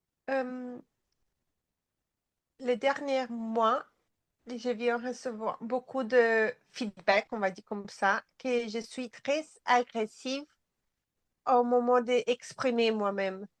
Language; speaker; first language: French; non-native, fluent; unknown